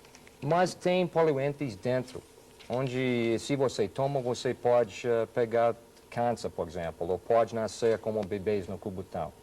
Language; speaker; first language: Portuguese; non-native, fluent; English